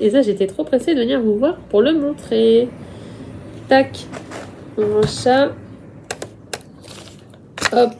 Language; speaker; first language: French; native; French